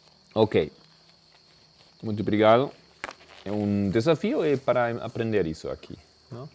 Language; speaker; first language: Portuguese; non-native, fluent; Spanish